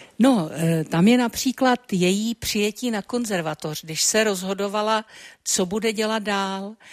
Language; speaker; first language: Czech; native; Czech